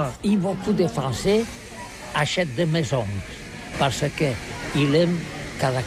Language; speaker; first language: French; non-native, learner; Catalan